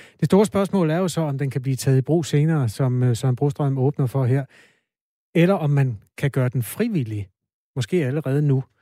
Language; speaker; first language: Danish; native; Danish